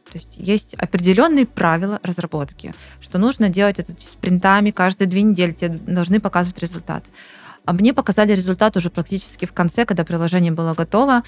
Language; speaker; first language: Russian; native; Russian